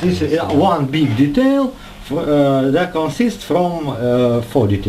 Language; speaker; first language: English; non-native, learner; Russian